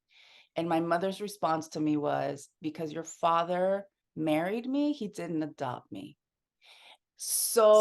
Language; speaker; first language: English; early bilingual, other home language; Spanish